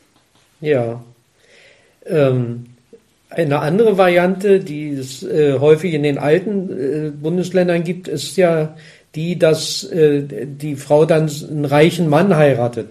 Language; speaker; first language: German; native; German